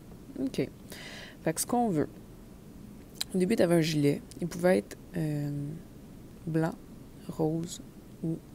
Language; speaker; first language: French; native; French